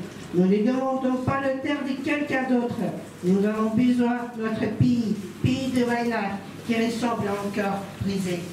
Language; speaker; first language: French; non-native, learner; Ingush